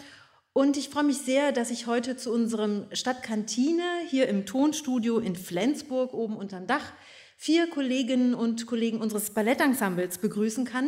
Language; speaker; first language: German; native; German